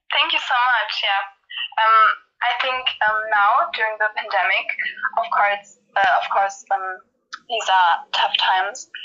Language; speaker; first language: English; non-native, fluent; German